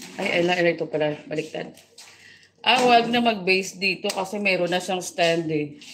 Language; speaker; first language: Filipino; non-native, local second language; Hiligaynon